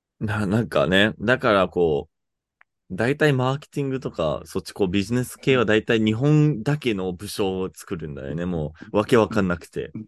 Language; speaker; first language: Japanese; non-native, fluent; English